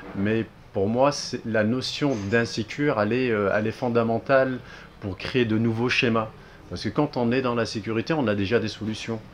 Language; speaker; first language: French; early bilingual, other home language; Arabic